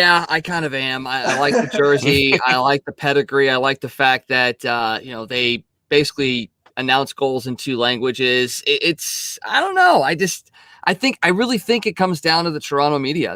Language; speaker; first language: English; native; English